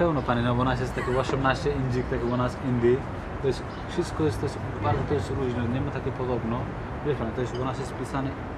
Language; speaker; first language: Polish; non-native, learner; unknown